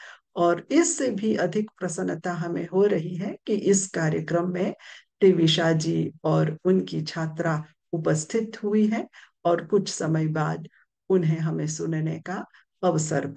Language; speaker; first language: Hindi; non-native, local second language; Morisyen